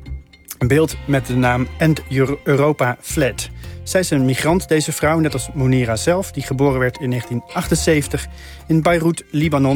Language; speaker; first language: Dutch; native; Dutch